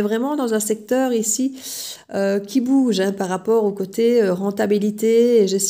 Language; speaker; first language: French; native; French